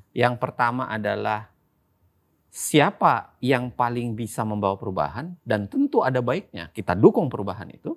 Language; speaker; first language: Indonesian; native; Indonesian